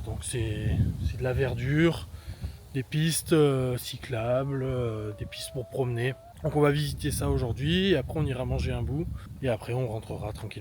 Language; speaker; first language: French; native; French